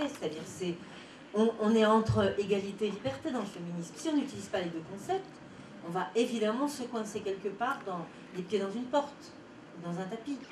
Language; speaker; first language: French; native; French